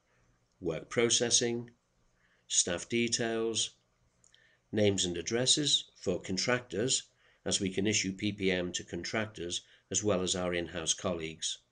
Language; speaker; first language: English; native; English